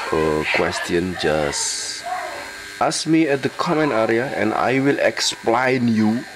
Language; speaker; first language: English; non-native, learner; Javanese